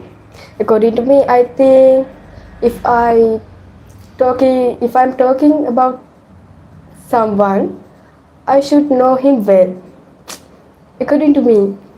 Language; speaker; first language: English; non-native, learner; Sinhala